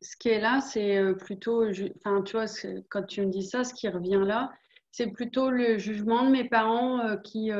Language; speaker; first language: French; native; French